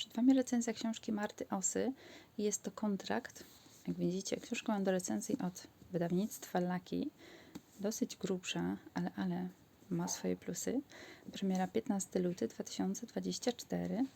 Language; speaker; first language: Polish; native; Polish